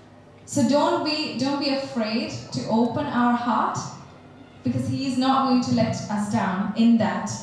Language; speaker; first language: English; native; English